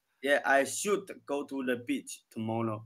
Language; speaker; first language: English; non-native, learner; Chinese